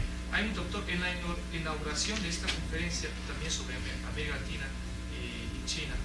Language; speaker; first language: Spanish; non-native, fluent; Chinese